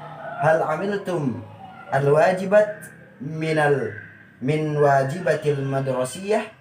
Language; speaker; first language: Arabic; non-native, learner; Indonesian